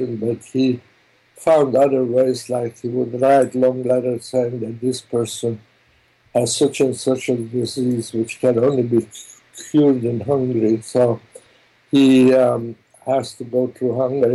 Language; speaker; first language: English; non-native, fluent; German